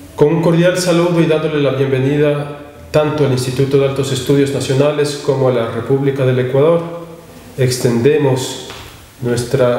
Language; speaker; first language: Spanish; native; Spanish